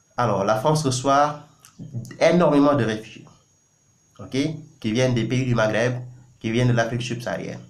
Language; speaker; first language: French; non-native, local second language; Wolof